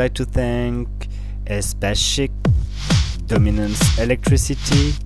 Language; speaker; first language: English; non-native, fluent; French